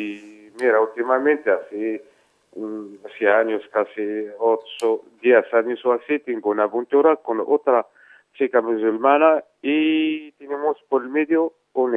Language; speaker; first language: Spanish; non-native, fluent; Arabic